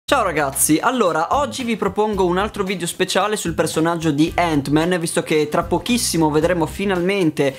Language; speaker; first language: Italian; native; Italian